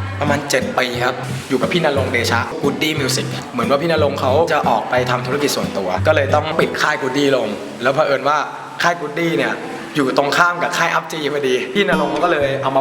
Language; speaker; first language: Thai; native; Thai